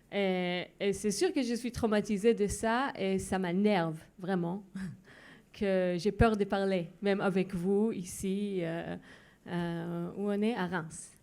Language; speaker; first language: French; non-native, fluent; Hebrew